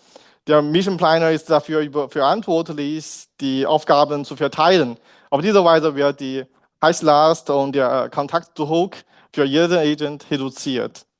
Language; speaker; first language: German; non-native, learner; Chinese